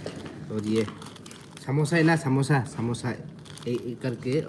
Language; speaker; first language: Hindi; non-native, local second language; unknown